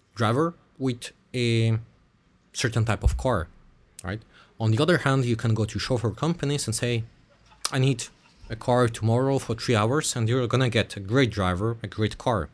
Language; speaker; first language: English; early bilingual, other home language; Russian